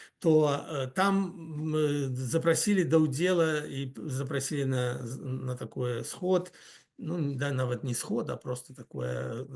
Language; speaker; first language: Belarusian; non-native, local second language; Russian